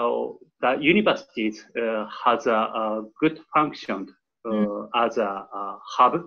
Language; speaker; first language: English; non-native, learner; Japanese